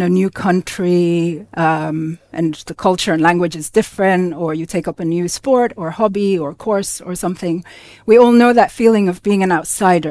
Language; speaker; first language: English; non-native, local second language; Finnish